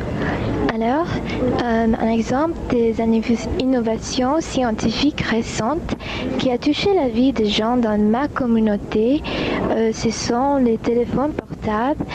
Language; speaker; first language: French; non-native, fluent; English